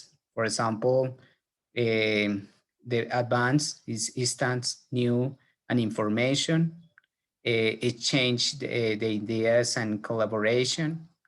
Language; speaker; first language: English; non-native, learner; Spanish